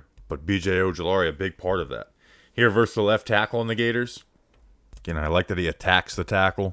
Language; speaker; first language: English; native; English